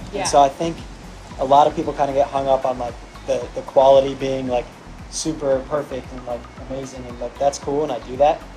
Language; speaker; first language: English; native; English